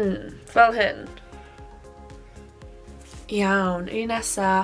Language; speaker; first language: Welsh; non-native, local second language; English